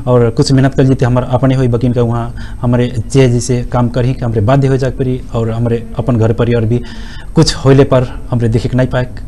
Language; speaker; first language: Bhojpuri; non-native, local second language; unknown